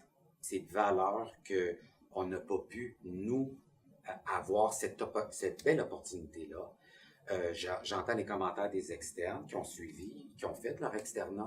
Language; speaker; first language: French; native; French